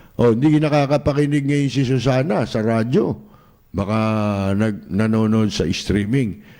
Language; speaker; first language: Filipino; native; Filipino